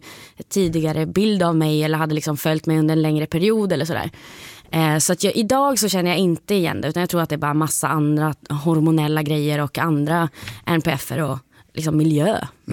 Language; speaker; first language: Swedish; native; Swedish